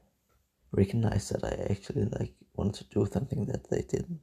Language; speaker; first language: English; non-native, fluent; Danish